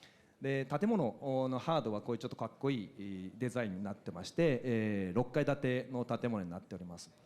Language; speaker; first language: Japanese; native; Japanese